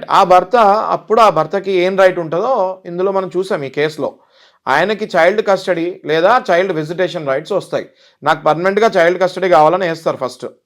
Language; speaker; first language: Telugu; native; Telugu